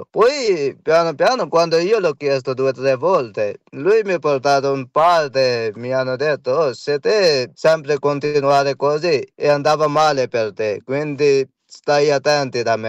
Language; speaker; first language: Italian; non-native, learner; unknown